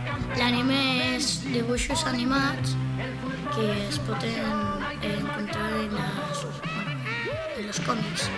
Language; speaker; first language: Catalan; non-native, local second language; Spanish